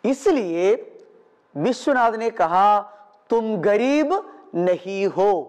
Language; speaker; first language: Hindi; non-native, local second language; Malayalam